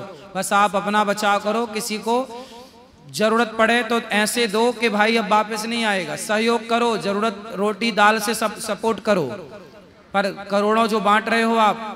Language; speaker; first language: Hindi; native; Hindi